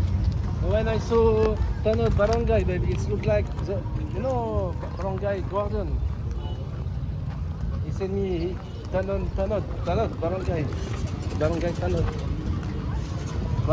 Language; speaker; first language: English; non-native, learner; French